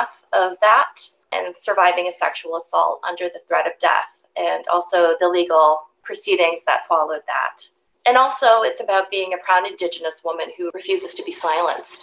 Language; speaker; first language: English; native; English